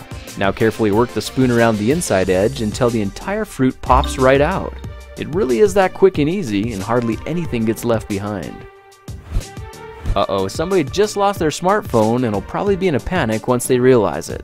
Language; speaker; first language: English; native; English